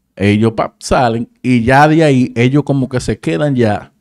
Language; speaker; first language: Spanish; native; Spanish